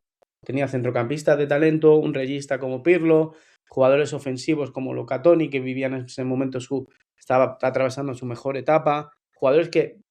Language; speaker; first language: Spanish; native; Spanish